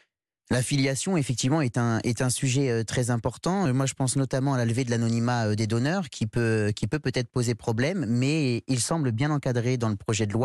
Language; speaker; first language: French; native; French